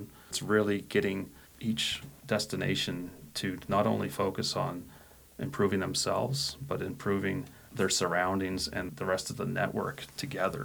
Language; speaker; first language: English; native; English